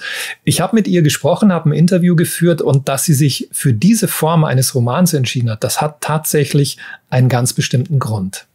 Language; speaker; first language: German; native; German